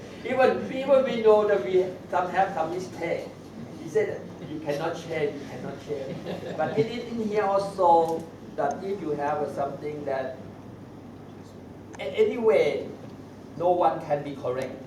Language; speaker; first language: English; non-native, learner; Thai